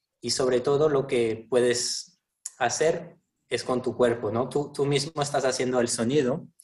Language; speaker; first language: Spanish; non-native, fluent; French